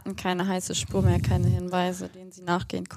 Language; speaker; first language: German; native; German